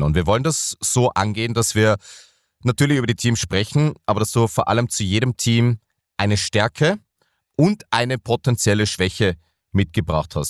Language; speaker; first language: German; native; German